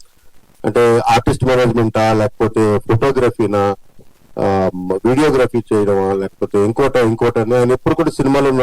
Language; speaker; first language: Telugu; native; Telugu